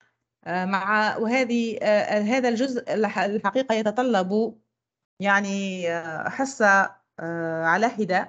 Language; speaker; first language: Arabic; native; Arabic